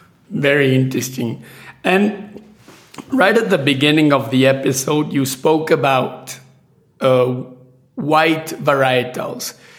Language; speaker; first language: English; non-native, fluent; Spanish